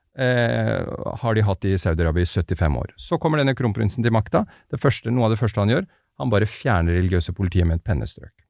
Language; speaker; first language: Norwegian; early bilingual, other home language; Persian